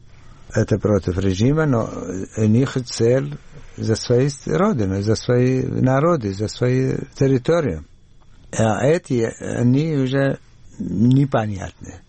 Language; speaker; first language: Russian; non-native, learner; Arabic